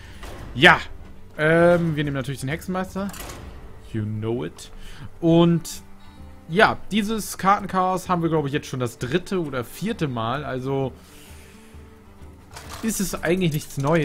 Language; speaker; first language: German; native; German